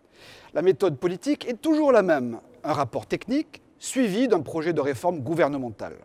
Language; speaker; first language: French; native; French